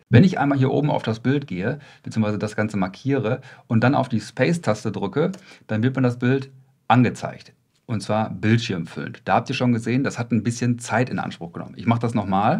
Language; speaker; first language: German; native; German